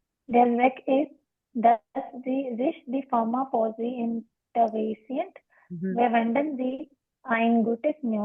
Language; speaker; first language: German; non-native, learner; Urdu